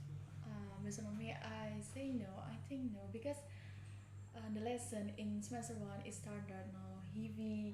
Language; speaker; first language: English; non-native, learner; Indonesian